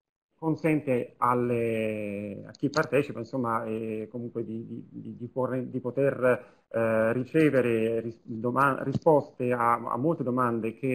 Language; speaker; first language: Italian; native; Italian